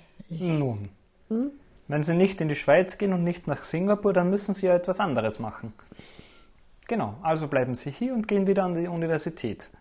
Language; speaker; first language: German; native; German